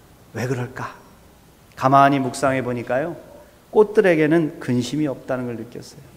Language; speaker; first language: Korean; native; Korean